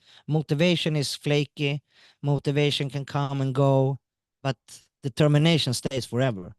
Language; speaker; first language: English; non-native, fluent; Swedish